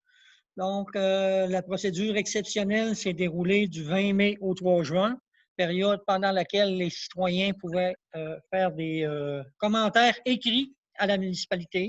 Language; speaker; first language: French; native; French